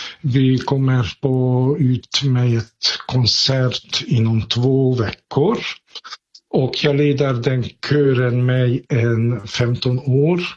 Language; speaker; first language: Swedish; non-native, fluent; Hungarian